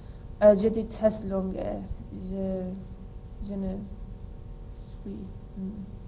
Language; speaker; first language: French; non-native, learner; English